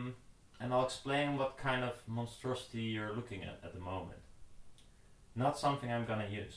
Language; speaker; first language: English; non-native, fluent; Dutch